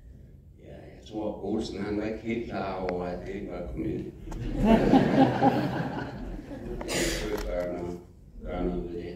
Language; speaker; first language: Danish; non-native, fluent; English